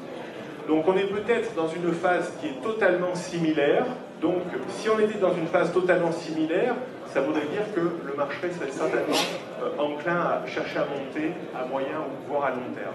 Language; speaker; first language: French; native; French